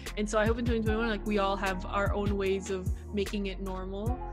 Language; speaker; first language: English; early bilingual, other home language; Indonesian